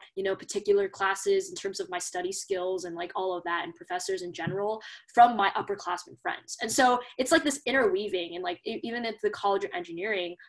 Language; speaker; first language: English; native; English